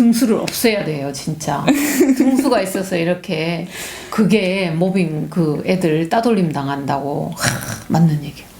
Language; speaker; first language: Korean; early bilingual, heritage; Korean